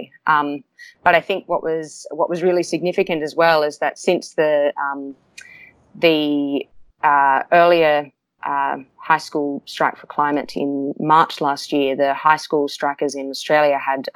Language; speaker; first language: English; native; English